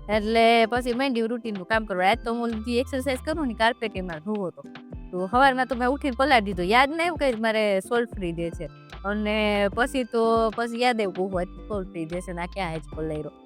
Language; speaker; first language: Gujarati; native; Gujarati